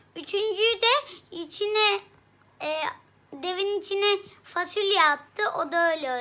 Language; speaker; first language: Turkish; native; Turkish